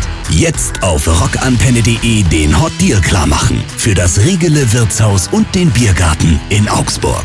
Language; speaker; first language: German; native; German